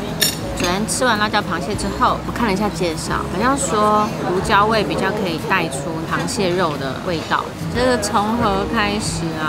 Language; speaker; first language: Chinese; native; Chinese